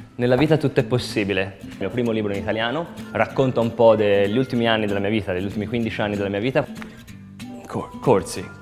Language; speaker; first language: Italian; native; Italian